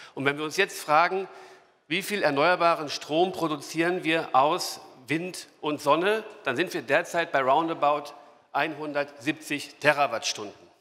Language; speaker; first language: German; native; German